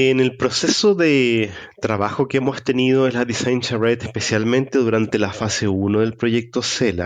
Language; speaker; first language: Spanish; native; Spanish